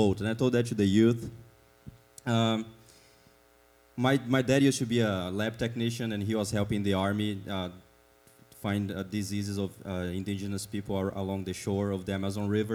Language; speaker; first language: English; non-native, fluent; Portuguese